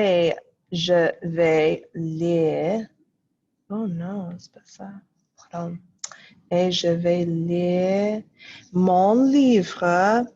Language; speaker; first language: French; non-native, fluent; English